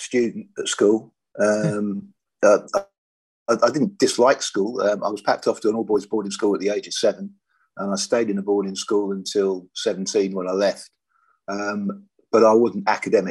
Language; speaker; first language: English; native; English